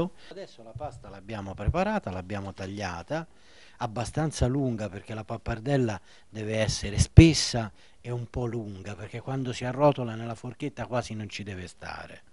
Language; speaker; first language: Italian; native; Italian